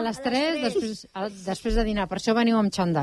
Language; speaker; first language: Catalan; native; Catalan